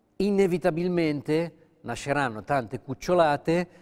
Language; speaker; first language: Italian; native; Italian